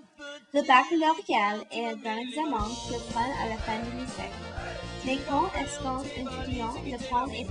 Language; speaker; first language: French; non-native, learner; English